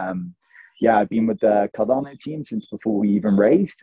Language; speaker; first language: English; native; English